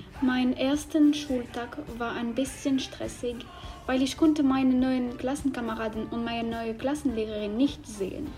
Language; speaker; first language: German; non-native, learner; French